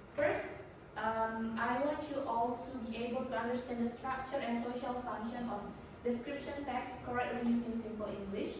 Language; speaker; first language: English; non-native, learner; Indonesian